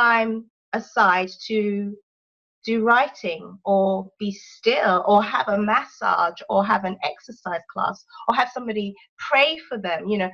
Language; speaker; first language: English; native; English